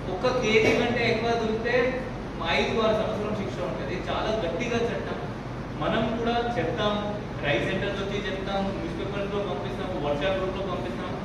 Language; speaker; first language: Telugu; native; Telugu